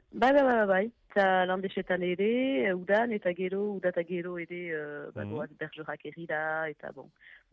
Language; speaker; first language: Basque; non-native, local second language; French